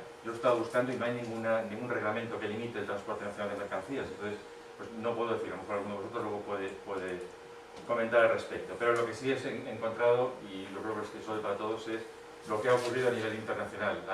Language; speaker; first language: Spanish; native; Spanish